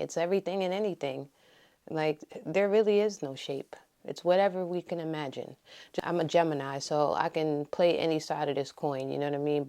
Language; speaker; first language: English; native; English